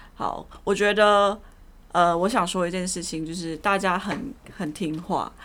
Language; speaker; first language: Chinese; early bilingual, heritage; Chinese